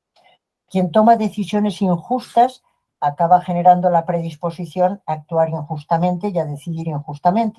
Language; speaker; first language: Spanish; native; Spanish